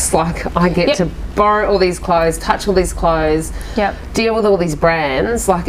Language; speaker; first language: English; native; English